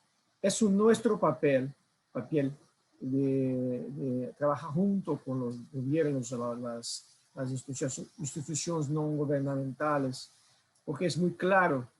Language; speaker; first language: Spanish; non-native, fluent; Portuguese